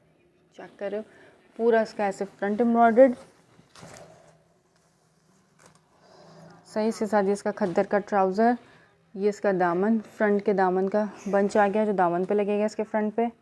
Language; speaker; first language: Urdu; native; Urdu